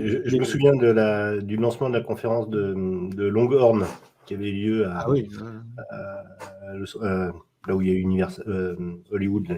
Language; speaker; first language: French; native; French